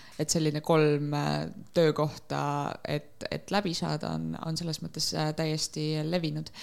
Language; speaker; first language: Estonian; native; Estonian